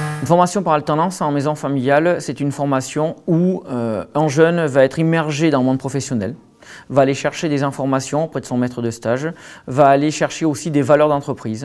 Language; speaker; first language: French; native; French